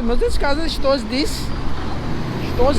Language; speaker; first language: Russian; non-native, learner; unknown